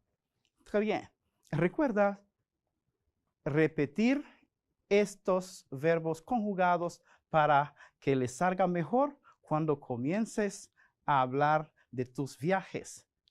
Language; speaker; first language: Spanish; non-native, fluent; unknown